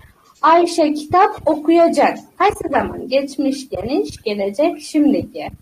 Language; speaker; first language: Turkish; non-native, fluent; Uzbek